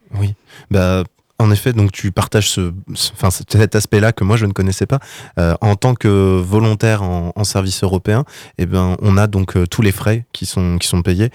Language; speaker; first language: French; native; French